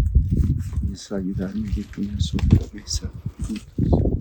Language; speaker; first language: Spanish; non-native, learner; Portuguese